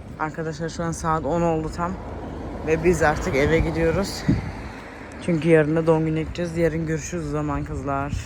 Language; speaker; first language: Turkish; early bilingual, heritage; Turkish